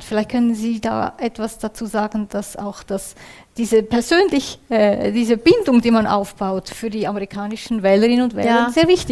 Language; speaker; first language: German; native; German